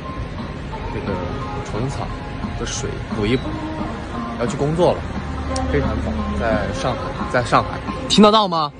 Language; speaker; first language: Chinese; native; Chinese